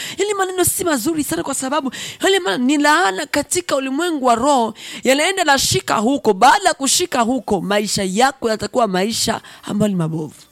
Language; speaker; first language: Swahili; non-native, local second language; Rundi